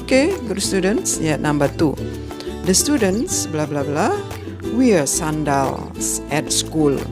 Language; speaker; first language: English; non-native, fluent; Indonesian